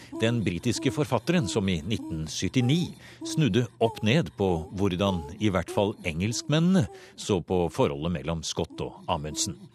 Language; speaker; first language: Norwegian; native; Norwegian